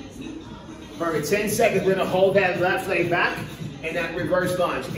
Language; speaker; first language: English; native; English